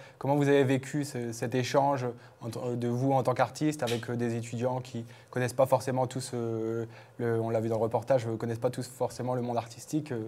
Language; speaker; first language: French; native; French